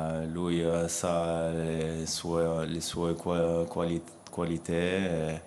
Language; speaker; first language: Italian; non-native, fluent; French